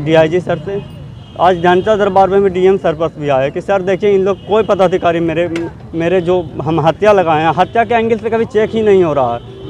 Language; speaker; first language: Hindi; native; Hindi